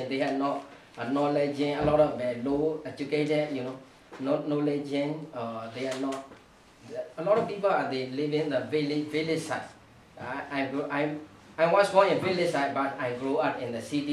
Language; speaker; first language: English; non-native, learner; Burmese